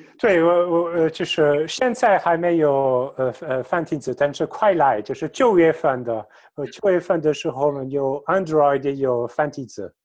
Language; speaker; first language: Chinese; non-native, fluent; French